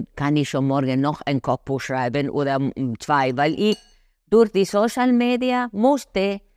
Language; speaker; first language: German; non-native, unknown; Spanish